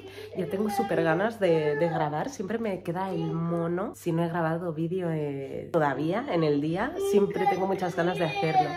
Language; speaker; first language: Spanish; native; Spanish